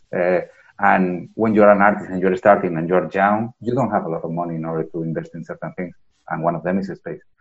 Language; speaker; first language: English; non-native, fluent; Spanish